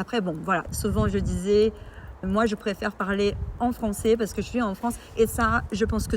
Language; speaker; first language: French; non-native, fluent; Portuguese